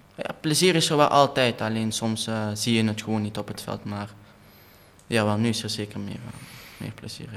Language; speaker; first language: Dutch; native; Dutch